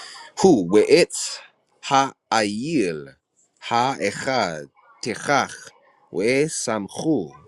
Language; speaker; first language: Hebrew; non-native, learner; English